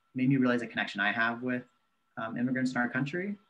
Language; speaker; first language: English; native; English